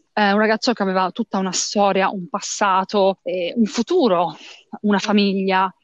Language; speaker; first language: Italian; early bilingual, other home language; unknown